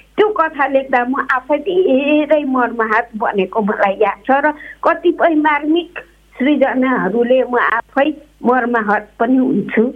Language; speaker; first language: Nepali; native; Nepali